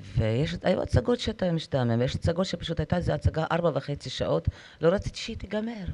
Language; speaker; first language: Hebrew; non-native, fluent; Russian